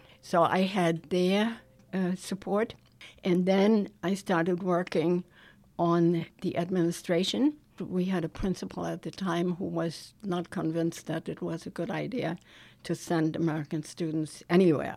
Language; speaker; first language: English; non-native, fluent; German